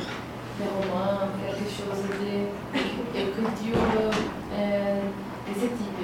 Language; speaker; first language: French; non-native, fluent; Portuguese